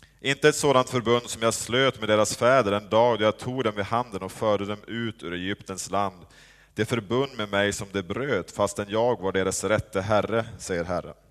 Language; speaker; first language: Swedish; native; Swedish